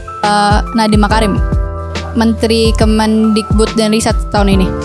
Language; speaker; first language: Indonesian; native; Indonesian